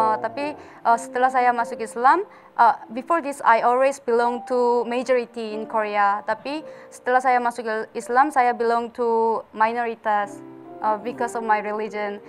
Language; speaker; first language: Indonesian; non-native, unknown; Korean